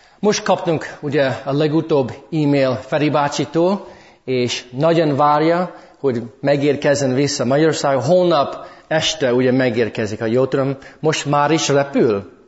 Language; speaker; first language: Hungarian; early bilingual, heritage; English